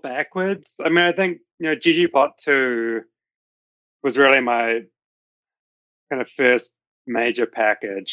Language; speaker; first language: English; native; English